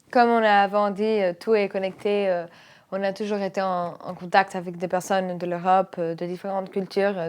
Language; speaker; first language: French; non-native, fluent; Romanian